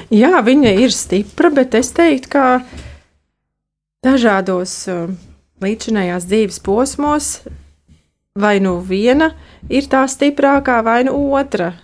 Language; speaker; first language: Latvian; native; Latvian